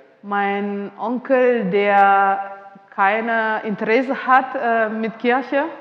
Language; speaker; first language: German; non-native, fluent; Indonesian